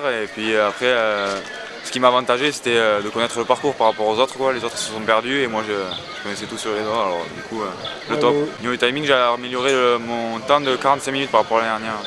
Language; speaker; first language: French; native; French